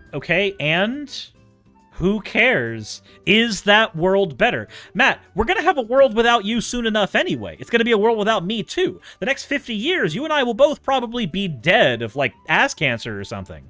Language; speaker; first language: English; native; English